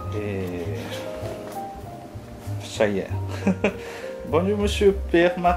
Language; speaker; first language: French; non-native, fluent; Japanese